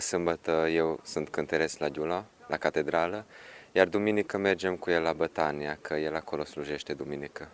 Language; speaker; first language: Romanian; early bilingual, heritage; Romanian